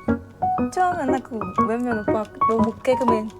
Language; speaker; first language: Korean; non-native, learner; Vietnamese